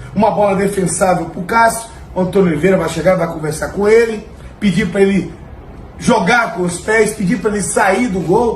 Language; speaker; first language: Portuguese; native; Portuguese